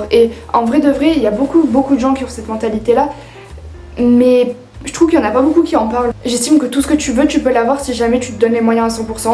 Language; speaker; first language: French; native; French